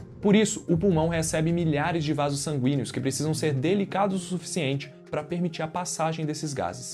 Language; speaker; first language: Portuguese; native; Portuguese